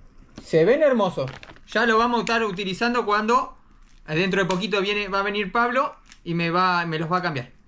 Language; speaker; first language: Spanish; native; Spanish